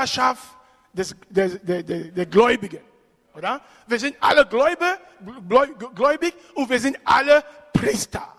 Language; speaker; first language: German; non-native, fluent; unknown